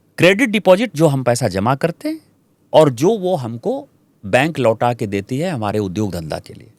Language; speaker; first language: Hindi; native; Hindi